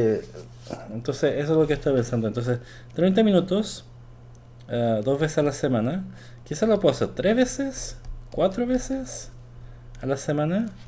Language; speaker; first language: Spanish; non-native, fluent; Korean